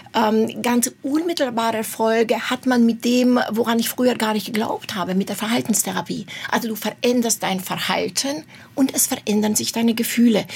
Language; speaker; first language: German; non-native, fluent; Romanian